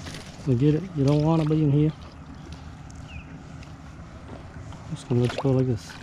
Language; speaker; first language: English; native; English